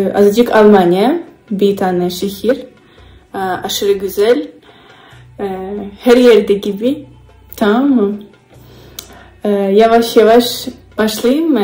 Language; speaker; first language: Turkish; non-native, learner; Ukrainian